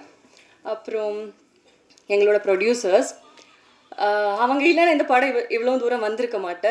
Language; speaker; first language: Tamil; non-native, fluent; Malayalam